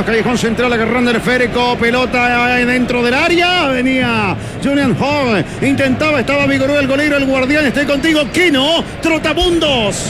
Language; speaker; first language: Spanish; native; Spanish